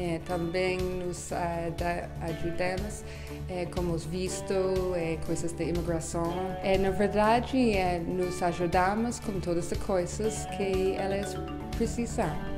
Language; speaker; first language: Portuguese; non-native, fluent; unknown